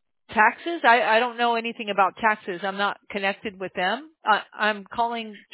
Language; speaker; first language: English; native; English